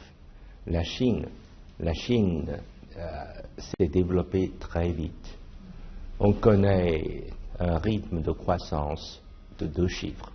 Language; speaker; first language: French; non-native, fluent; Chinese